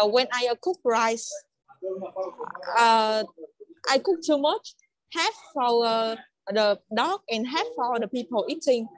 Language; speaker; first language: English; non-native, learner; Vietnamese